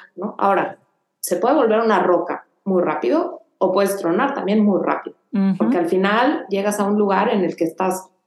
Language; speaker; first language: Spanish; native; Spanish